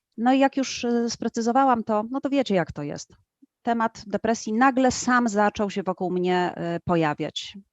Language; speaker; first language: Polish; native; Polish